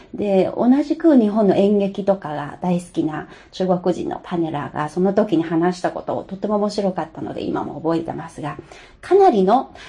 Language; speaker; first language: Japanese; non-native, fluent; Chinese